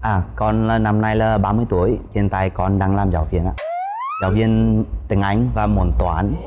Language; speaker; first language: Vietnamese; non-native, fluent; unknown